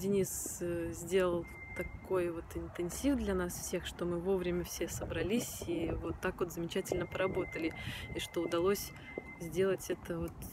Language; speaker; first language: Russian; native; Russian